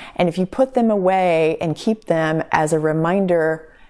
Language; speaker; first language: English; native; English